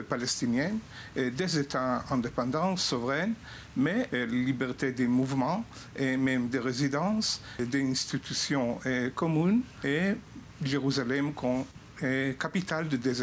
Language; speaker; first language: French; non-native, fluent; Hebrew